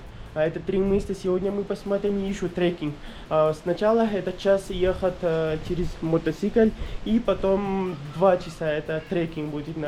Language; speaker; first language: Russian; non-native, learner; Urdu